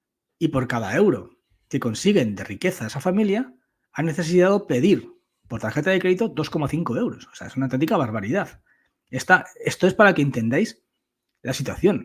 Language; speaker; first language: Spanish; native; Spanish